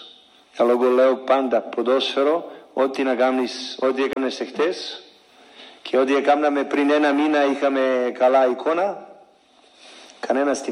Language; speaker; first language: Greek; non-native, fluent; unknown